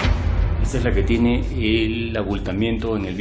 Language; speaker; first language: Spanish; native; Spanish